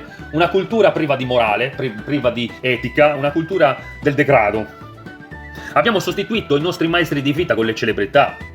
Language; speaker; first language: Italian; native; Italian